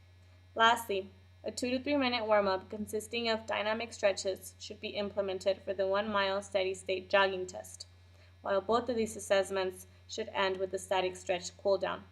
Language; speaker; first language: English; native; English